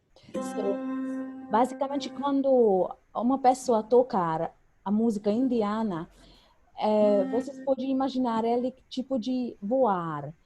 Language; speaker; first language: Portuguese; non-native, fluent; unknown